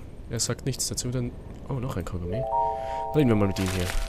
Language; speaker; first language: German; native; German